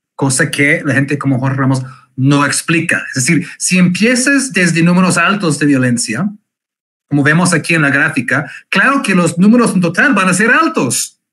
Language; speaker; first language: Spanish; non-native, fluent; English